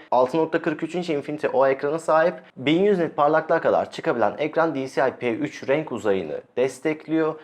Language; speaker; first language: Turkish; native; Turkish